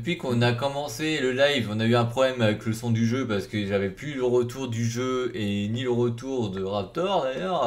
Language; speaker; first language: French; native; French